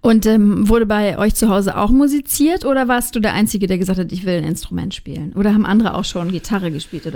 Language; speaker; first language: German; native; German